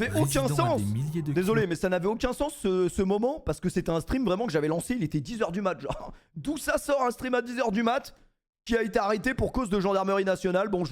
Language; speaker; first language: French; native; French